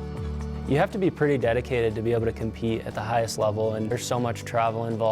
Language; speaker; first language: English; native; English